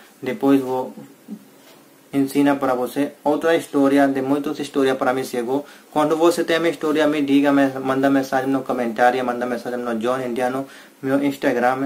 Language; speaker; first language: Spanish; non-native, learner; Hindi